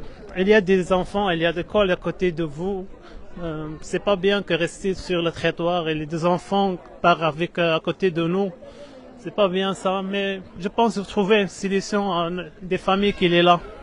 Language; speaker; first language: French; non-native, learner; Arabic